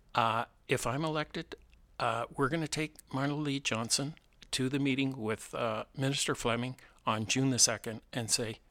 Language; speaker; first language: English; native; English